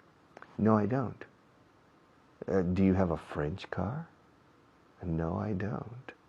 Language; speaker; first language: English; non-native, fluent; Spanish